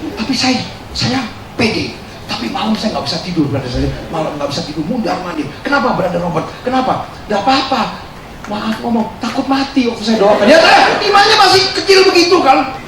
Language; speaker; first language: Indonesian; early bilingual, heritage; Indonesian